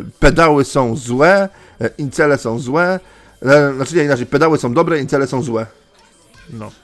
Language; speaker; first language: Polish; native; Polish